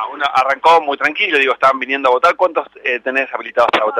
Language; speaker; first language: Spanish; native; Spanish